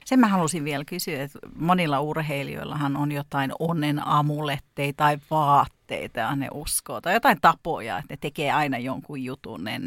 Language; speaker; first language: Finnish; native; Finnish